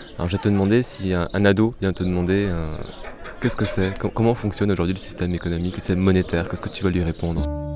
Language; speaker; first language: French; native; French